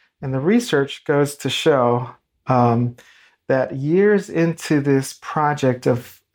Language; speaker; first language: English; native; English